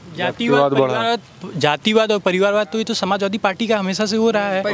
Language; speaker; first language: Hindi; native; Hindi